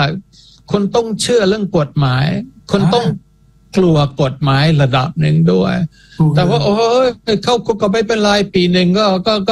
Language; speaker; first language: Thai; non-native, fluent; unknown